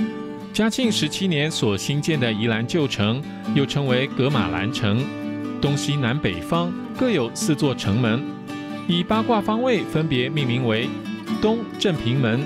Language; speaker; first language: Chinese; native; Chinese